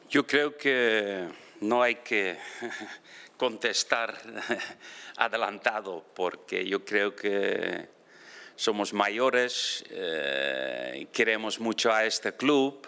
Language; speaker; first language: Spanish; non-native, fluent; Dutch